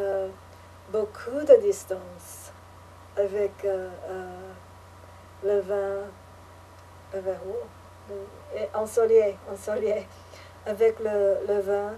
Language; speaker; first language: French; non-native, learner; English